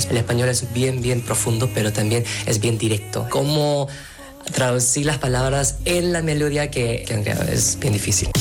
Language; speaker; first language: Spanish; non-native, fluent; Korean